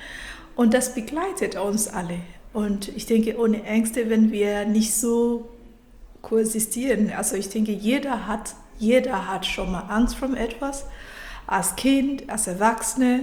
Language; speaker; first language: German; non-native, fluent; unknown